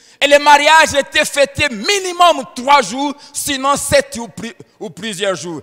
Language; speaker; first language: French; non-native, local second language; Lingala